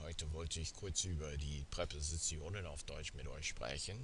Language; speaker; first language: German; non-native, fluent; English